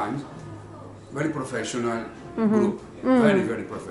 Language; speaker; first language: English; non-native, learner; Italian